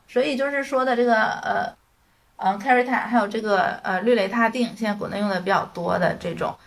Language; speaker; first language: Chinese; native; Chinese